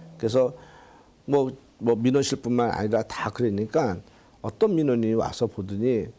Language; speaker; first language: Korean; native; Korean